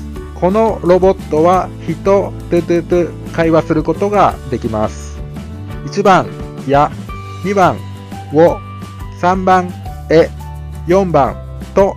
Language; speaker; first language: Japanese; non-native, fluent; Thai